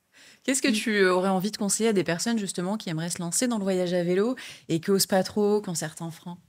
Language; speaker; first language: French; native; French